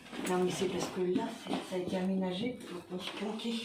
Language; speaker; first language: French; native; French